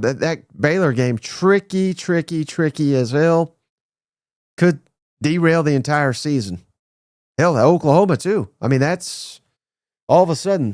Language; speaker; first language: English; native; English